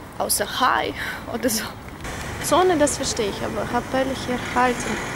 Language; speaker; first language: German; non-native, learner; Russian